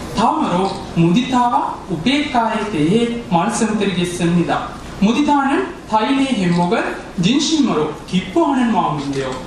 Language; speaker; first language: Korean; non-native, fluent; Sinhala